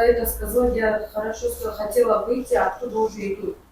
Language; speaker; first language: Russian; non-native, local second language; Kyrgyz